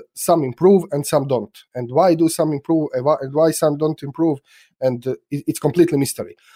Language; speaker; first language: English; non-native, fluent; Croatian